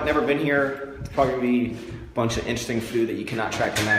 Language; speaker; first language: English; native; English